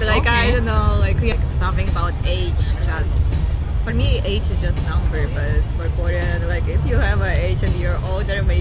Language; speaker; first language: English; non-native, learner; Russian